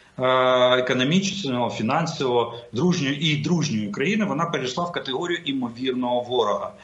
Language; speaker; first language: Ukrainian; non-native, local second language; Russian